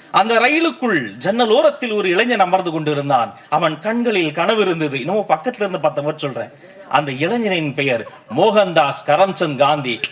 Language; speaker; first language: Tamil; native; Tamil